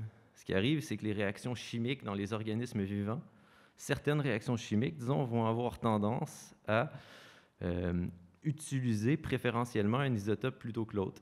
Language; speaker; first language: French; native; French